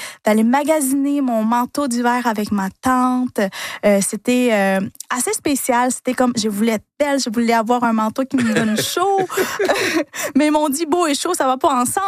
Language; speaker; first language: French; non-native, fluent; Spanish